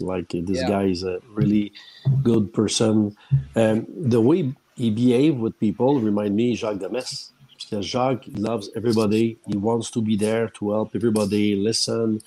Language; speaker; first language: English; non-native, fluent; French